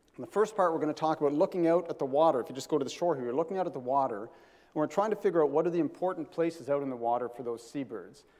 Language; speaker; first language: English; native; English